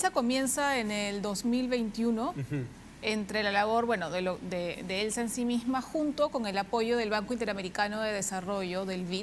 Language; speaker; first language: Spanish; native; Spanish